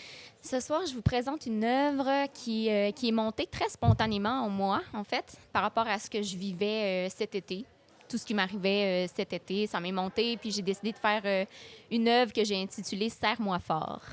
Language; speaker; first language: French; native; French